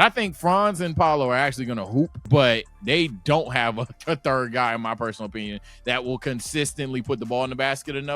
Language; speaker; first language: English; native; English